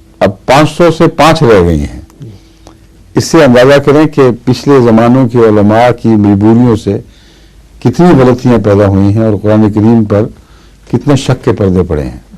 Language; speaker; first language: Urdu; native; Urdu